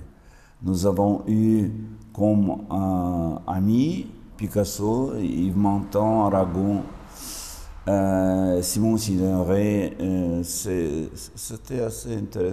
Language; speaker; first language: French; non-native, fluent; Russian